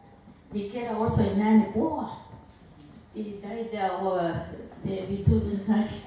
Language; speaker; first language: Danish; non-native, learner; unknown